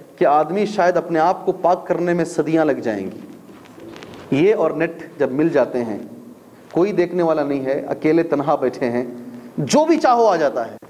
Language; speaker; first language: Urdu; native; Urdu